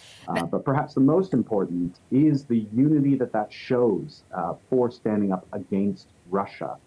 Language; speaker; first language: English; native; English